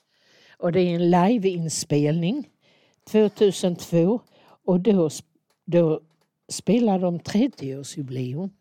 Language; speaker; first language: Swedish; native; Swedish